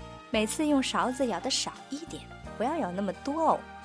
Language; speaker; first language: Chinese; native; Chinese